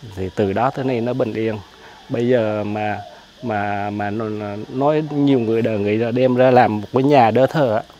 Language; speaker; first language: Vietnamese; native; Vietnamese